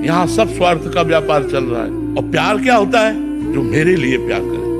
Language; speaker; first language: Hindi; native; Hindi